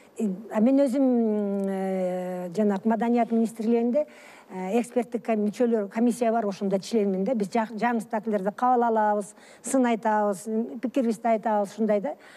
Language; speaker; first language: Kyrgyz; early bilingual, other home language; Russian